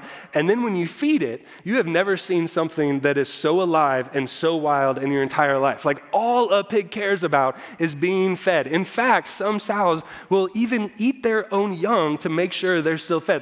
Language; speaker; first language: English; native; English